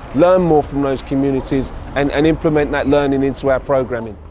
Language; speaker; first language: English; native; English